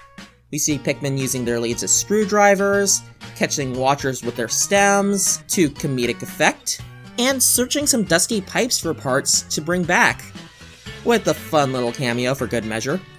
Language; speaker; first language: English; native; English